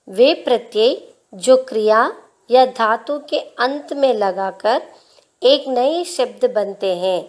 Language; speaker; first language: Hindi; non-native, local second language; Telugu